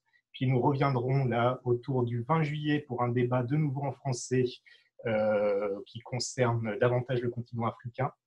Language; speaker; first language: French; native; French